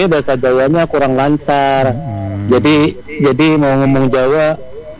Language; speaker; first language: Indonesian; native; Indonesian